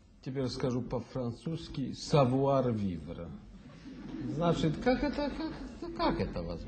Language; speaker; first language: Russian; non-native, fluent; Polish